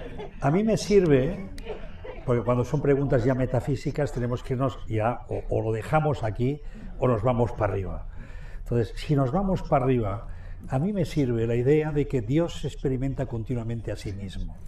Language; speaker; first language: Spanish; native; Spanish